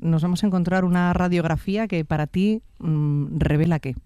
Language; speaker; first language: Spanish; native; Spanish